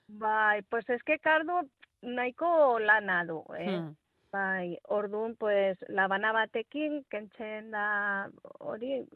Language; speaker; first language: Basque; non-native, local second language; Spanish